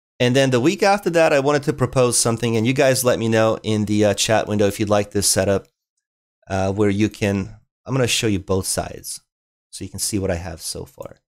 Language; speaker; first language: English; native; English